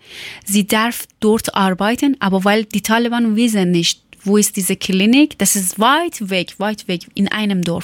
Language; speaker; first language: German; non-native, learner; Persian